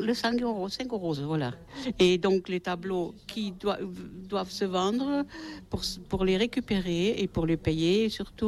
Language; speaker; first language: French; native; French